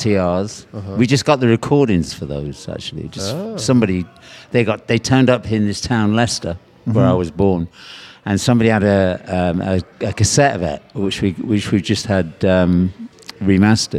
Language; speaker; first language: English; native; English